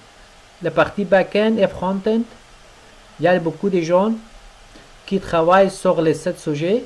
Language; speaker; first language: French; non-native, learner; Persian